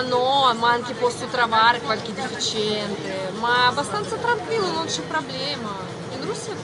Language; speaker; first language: Italian; non-native, learner; Russian